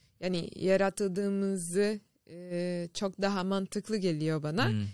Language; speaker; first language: Turkish; non-native, learner; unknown